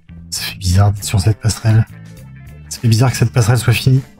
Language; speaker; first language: French; native; French